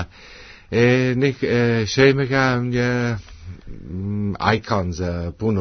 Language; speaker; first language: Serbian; non-native, learner; English